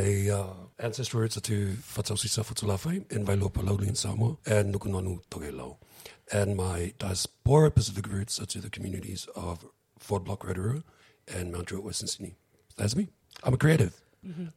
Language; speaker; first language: English; native; English